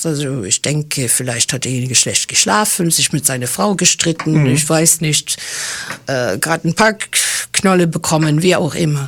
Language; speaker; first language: German; early bilingual, heritage; English